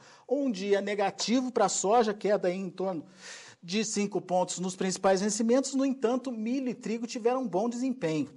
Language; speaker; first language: Portuguese; native; Portuguese